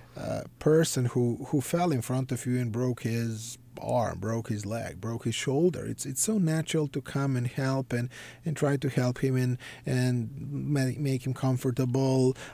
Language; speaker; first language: English; non-native, fluent; Serbian